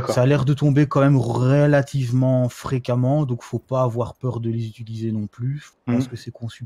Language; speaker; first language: French; native; French